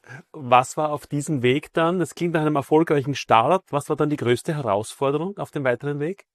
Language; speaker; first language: German; native; German